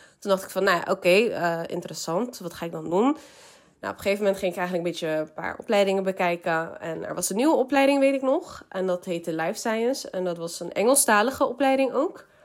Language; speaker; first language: Dutch; early bilingual, other home language; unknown